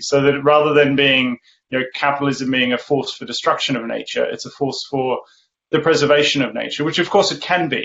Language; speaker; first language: English; native; English